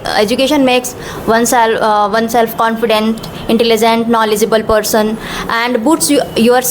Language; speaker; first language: English; non-native, local second language; Hindi